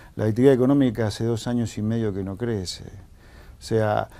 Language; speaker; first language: Spanish; native; Spanish